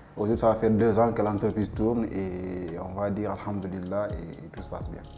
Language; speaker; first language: French; non-native, local second language; Fula